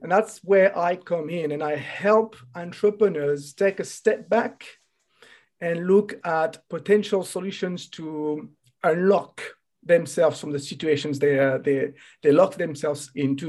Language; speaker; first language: English; non-native, fluent; French